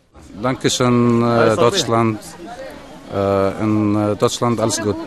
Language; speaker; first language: German; non-native, learner; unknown